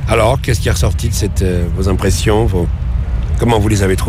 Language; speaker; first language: French; native; French